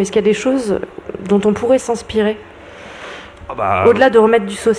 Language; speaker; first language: French; native; French